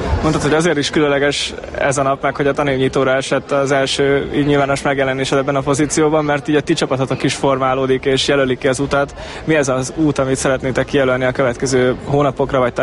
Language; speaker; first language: Hungarian; native; Hungarian